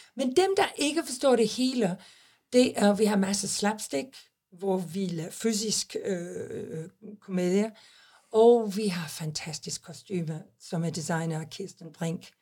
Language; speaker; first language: Danish; non-native, fluent; English